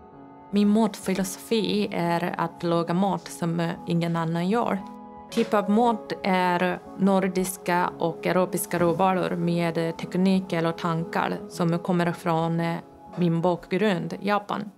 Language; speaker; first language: Swedish; non-native, fluent; Japanese